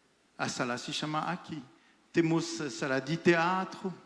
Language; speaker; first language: Portuguese; non-native, fluent; French